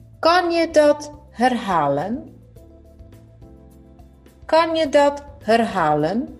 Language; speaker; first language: Dutch; non-native, fluent; Polish